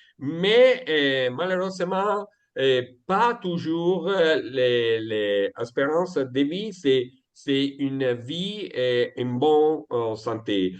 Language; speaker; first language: French; non-native, fluent; Italian